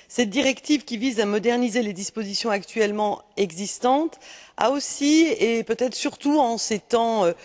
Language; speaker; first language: French; native; French